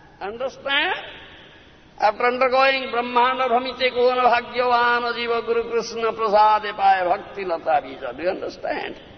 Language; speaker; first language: English; non-native, local second language; Odia